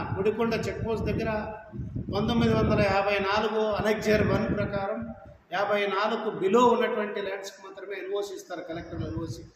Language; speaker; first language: Telugu; native; Telugu